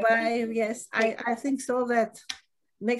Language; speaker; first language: English; non-native, learner; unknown